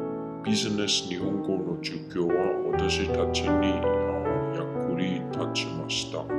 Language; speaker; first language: Japanese; non-native, learner; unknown